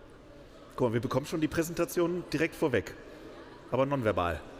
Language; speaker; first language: German; native; German